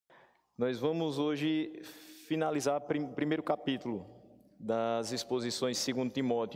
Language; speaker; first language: Portuguese; native; Portuguese